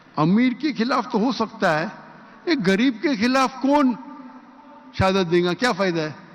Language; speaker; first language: Urdu; non-native, local second language; Konkani